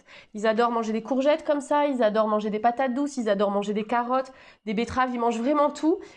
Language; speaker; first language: French; native; French